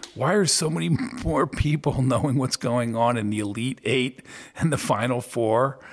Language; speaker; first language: English; native; English